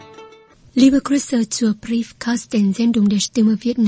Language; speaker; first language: German; non-native, fluent; Vietnamese